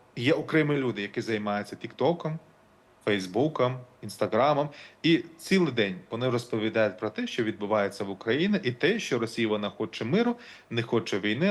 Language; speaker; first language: Ukrainian; non-native, local second language; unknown